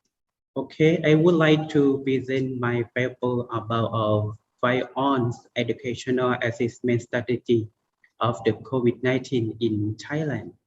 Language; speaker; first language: English; non-native, learner; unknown